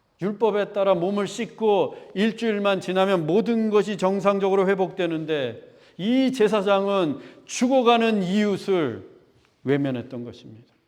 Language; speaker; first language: Korean; native; Korean